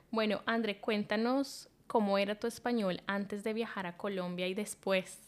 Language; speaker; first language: Spanish; native; Spanish